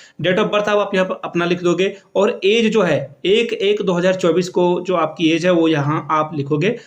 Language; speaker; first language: Hindi; native; Hindi